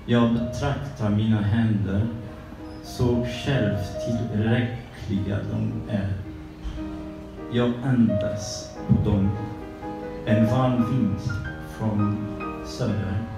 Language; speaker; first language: Swedish; non-native, learner; French